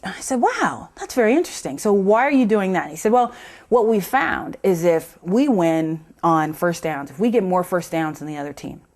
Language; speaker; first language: English; native; English